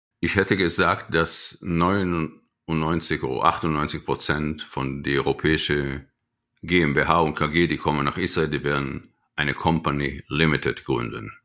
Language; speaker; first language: German; non-native, fluent; Hebrew